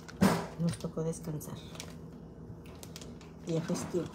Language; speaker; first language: Spanish; native; Spanish